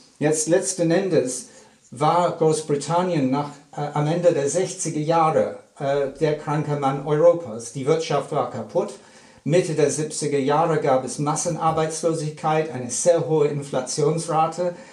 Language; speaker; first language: German; non-native, fluent; English